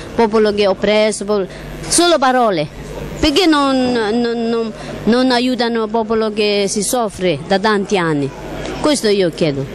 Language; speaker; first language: Italian; non-native, learner; Chinese